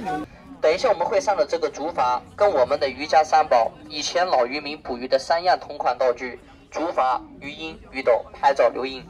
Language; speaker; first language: Chinese; native; Chinese